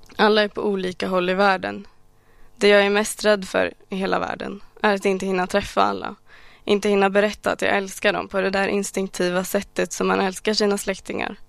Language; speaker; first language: Swedish; early bilingual, other home language; Arabic